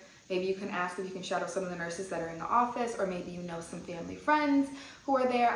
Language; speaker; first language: English; native; English